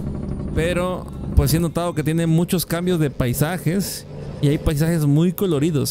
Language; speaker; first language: Spanish; native; Spanish